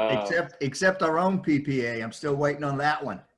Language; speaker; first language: English; native; English